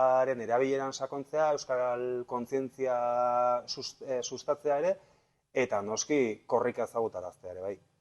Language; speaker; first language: Basque; native; Basque